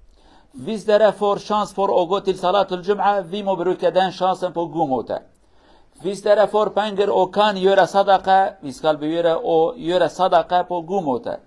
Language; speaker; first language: Swedish; non-native, learner; Kurdish